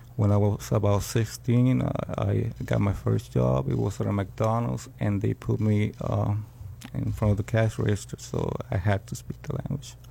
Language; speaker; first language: English; early bilingual, other home language; Spanish